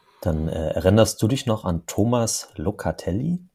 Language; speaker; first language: German; native; German